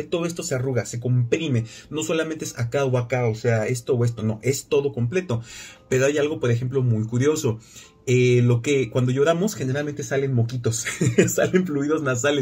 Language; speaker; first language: Spanish; native; Spanish